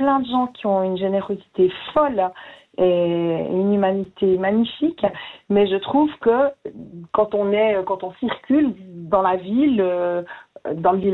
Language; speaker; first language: French; native; French